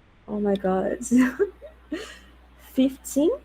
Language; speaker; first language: English; non-native, learner; Portuguese